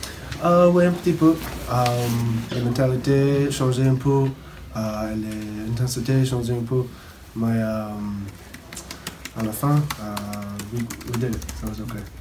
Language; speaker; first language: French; non-native, learner; English